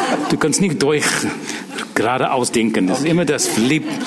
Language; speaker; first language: German; non-native, learner; English